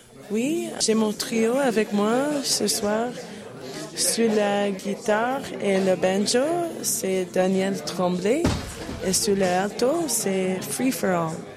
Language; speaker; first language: French; non-native, learner; English